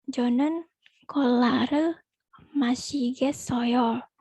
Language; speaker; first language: Korean; non-native, learner; Indonesian